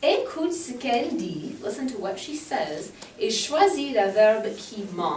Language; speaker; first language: French; non-native, fluent; English